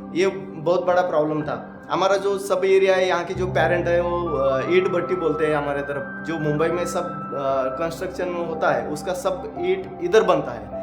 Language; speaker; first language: Hindi; non-native, local second language; Marathi